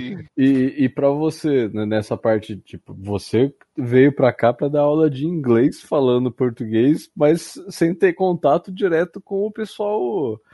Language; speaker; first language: Portuguese; native; Portuguese